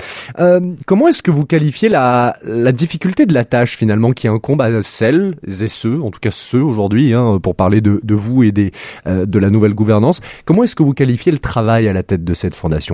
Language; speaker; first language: French; native; French